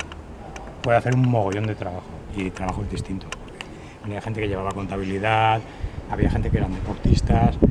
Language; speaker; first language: Spanish; native; Spanish